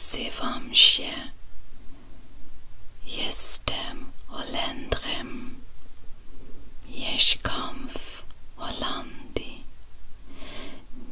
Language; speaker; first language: Polish; non-native, learner; Dutch